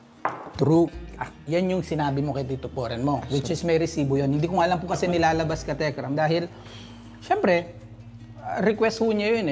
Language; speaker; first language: Filipino; native; Filipino